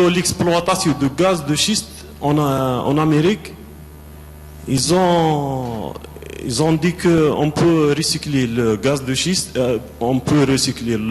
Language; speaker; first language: French; non-native, local second language; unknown